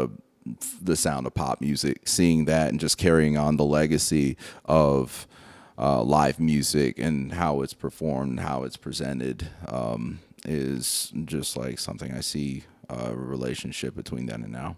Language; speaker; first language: English; native; English